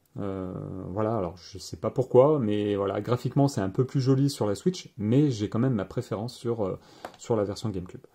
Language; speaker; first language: French; native; French